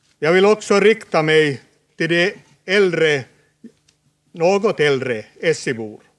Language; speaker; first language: Swedish; native; Swedish